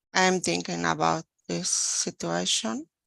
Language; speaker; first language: English; non-native, learner; Spanish